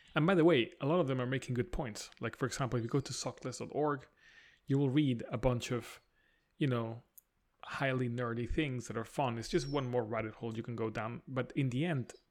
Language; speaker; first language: English; non-native, fluent; Spanish